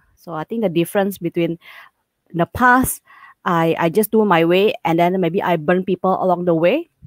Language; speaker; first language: English; non-native, fluent; Indonesian